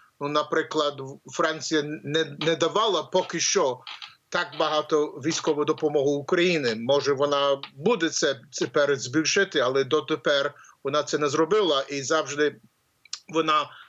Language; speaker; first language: Ukrainian; early bilingual, heritage; English